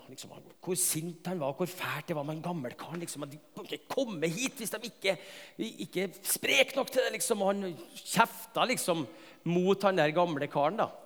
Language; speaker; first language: Norwegian; native; Norwegian